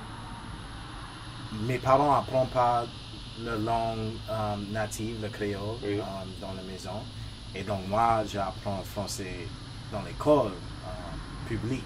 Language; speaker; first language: French; non-native, local second language; English